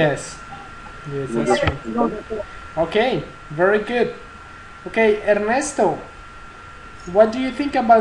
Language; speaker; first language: English; non-native, fluent; Spanish